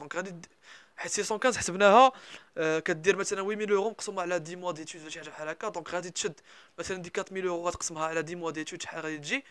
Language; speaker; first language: Arabic; native; Arabic